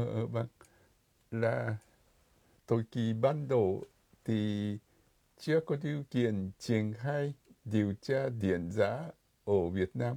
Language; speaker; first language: Vietnamese; non-native, fluent; Japanese